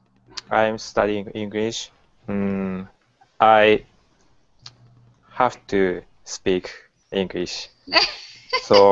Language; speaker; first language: English; non-native, learner; Japanese